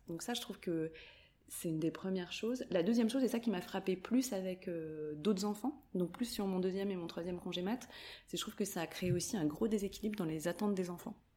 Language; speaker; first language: French; native; French